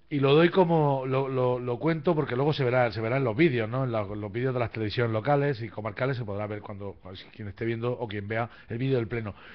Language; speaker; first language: Spanish; native; Spanish